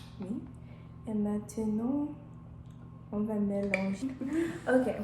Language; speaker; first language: French; non-native, learner; English